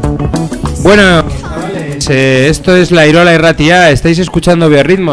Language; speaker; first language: Spanish; native; Spanish